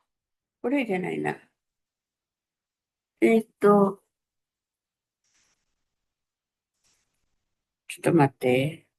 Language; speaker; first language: Japanese; non-native, fluent; Filipino